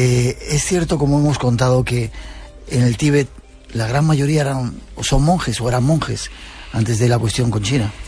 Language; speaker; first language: Spanish; native; Spanish